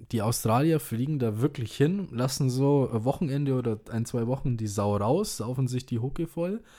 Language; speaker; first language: German; early bilingual, other home language; Indonesian